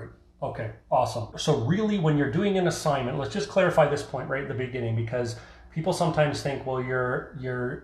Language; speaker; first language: English; native; English